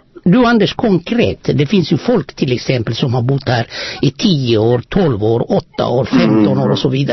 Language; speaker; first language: Swedish; non-native, fluent; Amharic